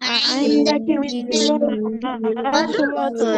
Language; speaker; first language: Arabic; non-native, learner; Bangla